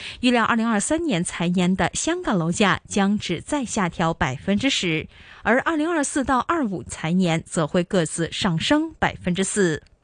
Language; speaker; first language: Chinese; non-native, local second language; Cantonese